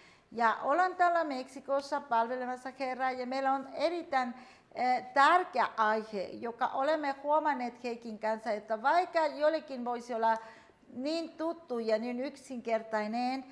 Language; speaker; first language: Finnish; non-native, fluent; Spanish